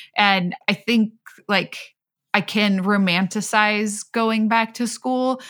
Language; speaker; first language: English; non-native, fluent; Swedish